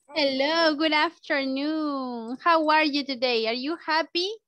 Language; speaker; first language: English; non-native, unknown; Spanish